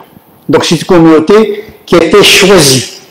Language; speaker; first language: French; native; French